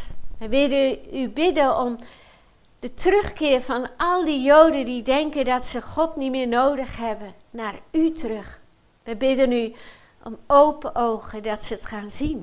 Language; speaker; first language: Dutch; native; Dutch